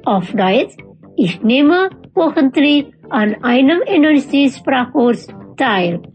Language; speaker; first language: German; non-native, fluent; Indonesian